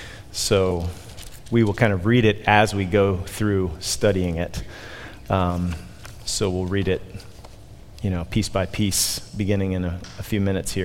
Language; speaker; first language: English; native; English